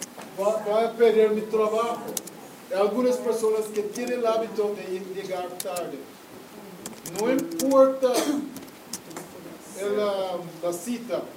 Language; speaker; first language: Spanish; non-native, fluent; English